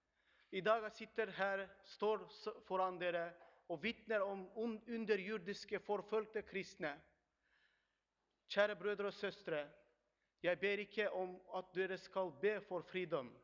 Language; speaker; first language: Swedish; non-native, learner; Turkmen